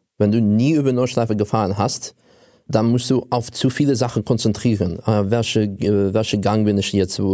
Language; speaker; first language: German; non-native, fluent; Russian